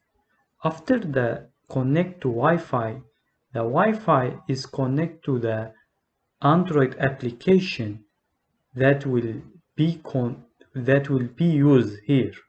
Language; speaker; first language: English; non-native, learner; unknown